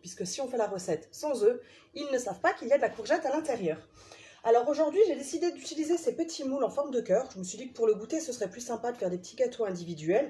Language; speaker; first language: French; native; French